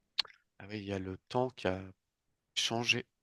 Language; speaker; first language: French; native; French